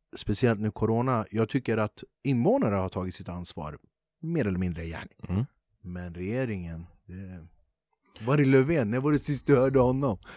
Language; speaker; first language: Swedish; early bilingual, other home language; Kurdish